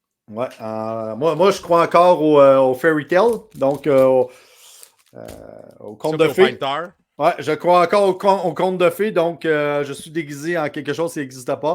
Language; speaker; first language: French; native; French